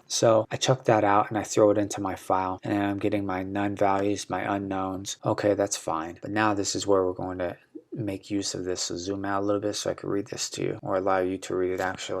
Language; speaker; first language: English; native; English